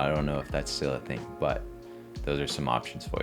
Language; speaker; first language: English; native; English